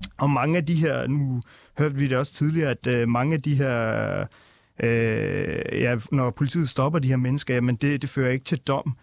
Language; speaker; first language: Danish; early bilingual, other home language; Punjabi